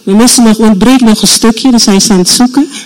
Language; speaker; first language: Dutch; non-native, local second language; Papiamento